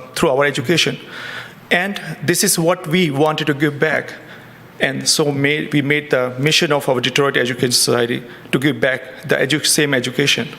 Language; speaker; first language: English; non-native, fluent; German